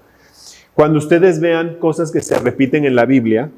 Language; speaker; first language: Spanish; native; Spanish